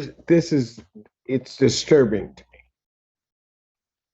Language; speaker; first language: English; native; English